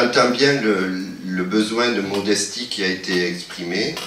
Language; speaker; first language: French; native; French